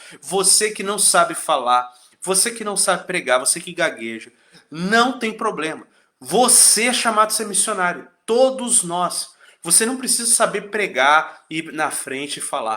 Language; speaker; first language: Portuguese; native; Portuguese